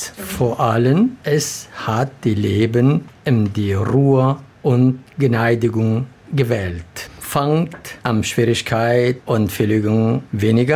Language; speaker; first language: German; non-native, learner; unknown